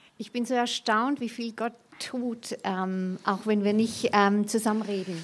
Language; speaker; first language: German; native; German